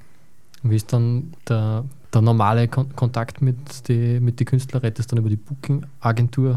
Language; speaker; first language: German; native; German